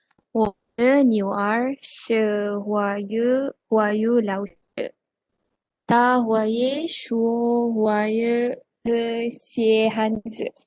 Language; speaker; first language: Chinese; non-native, learner; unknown